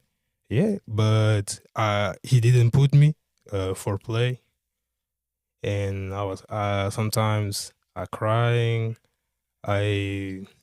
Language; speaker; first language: English; non-native, learner; Portuguese